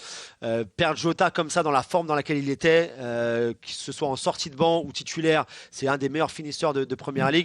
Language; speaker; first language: French; native; French